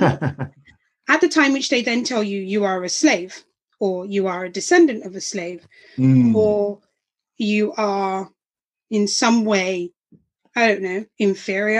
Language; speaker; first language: English; native; English